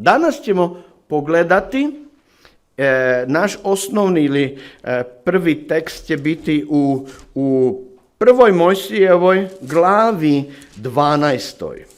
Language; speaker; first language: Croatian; non-native, fluent; Slovak